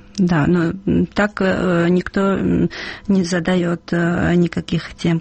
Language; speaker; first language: Russian; non-native, local second language; Georgian